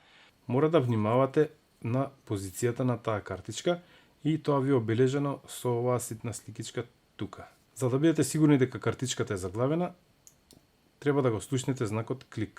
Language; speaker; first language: Macedonian; native; Macedonian